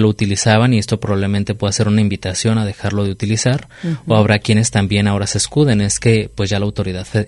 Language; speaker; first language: Spanish; native; Spanish